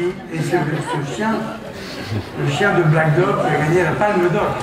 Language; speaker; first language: French; native; French